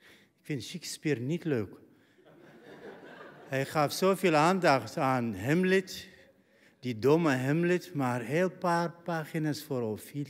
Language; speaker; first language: Dutch; non-native, fluent; Arabic